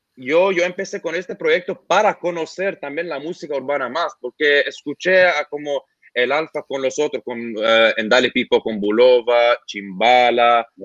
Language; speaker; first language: Spanish; non-native, fluent; Arabic